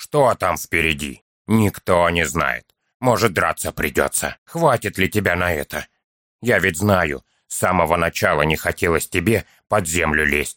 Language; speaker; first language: Russian; native; Russian